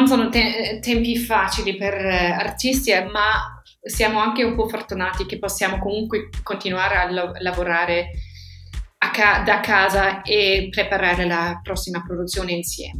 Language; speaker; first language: Italian; non-native, fluent; German